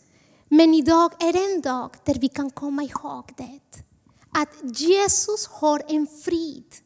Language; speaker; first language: Swedish; non-native, fluent; Spanish